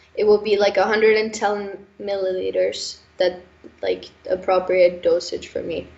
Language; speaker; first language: English; non-native, fluent; Norwegian